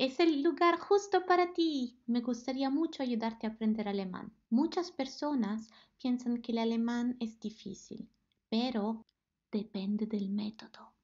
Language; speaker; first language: Spanish; non-native, fluent; Italian